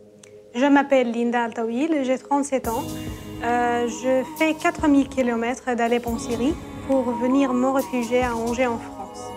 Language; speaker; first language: French; non-native, learner; Arabic